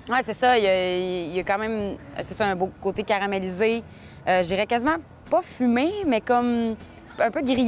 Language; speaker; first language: French; native; French